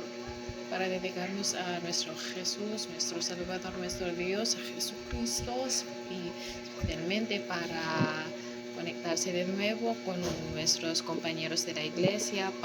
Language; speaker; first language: Spanish; non-native, learner; English